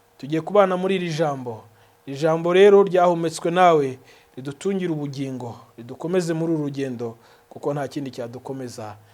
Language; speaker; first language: Kinyarwanda; native; Kinyarwanda